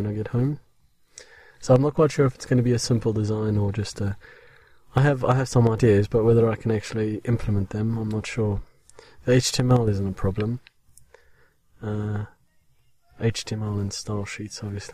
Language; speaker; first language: English; native; English